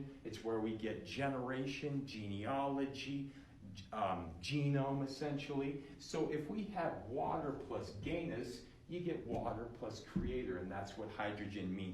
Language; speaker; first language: English; native; English